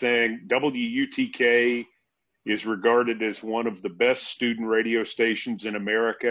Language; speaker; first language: English; native; English